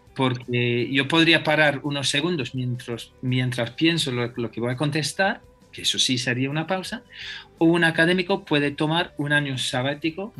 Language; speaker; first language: Spanish; non-native, fluent; English